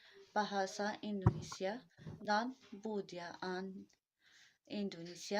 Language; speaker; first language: Indonesian; non-native, learner; Arabic